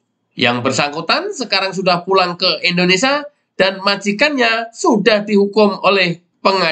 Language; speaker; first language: Indonesian; native; Indonesian